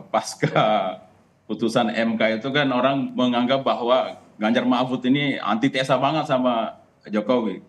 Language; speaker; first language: Indonesian; native; Indonesian